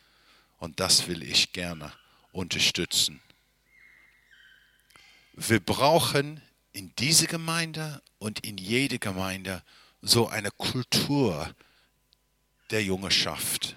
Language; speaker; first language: German; non-native, fluent; English